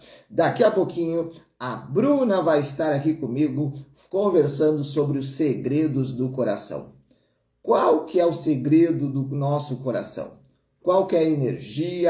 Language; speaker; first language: Portuguese; native; Portuguese